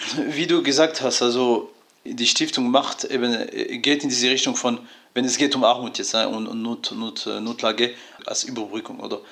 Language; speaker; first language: German; non-native, fluent; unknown